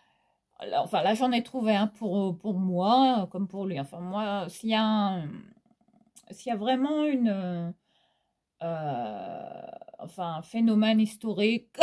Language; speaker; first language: French; native; French